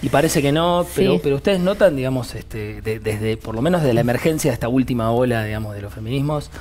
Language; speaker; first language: Spanish; native; Spanish